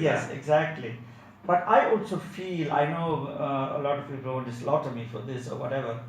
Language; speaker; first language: English; non-native, local second language; Tamil